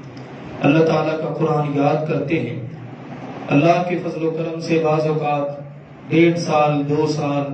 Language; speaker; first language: Urdu; native; Urdu